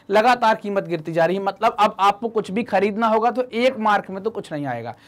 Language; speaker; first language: Hindi; native; Hindi